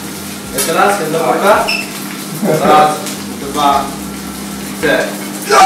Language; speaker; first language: Polish; non-native, learner; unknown